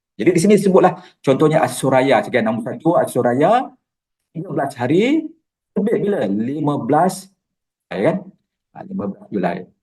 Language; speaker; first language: Malay; native; Malay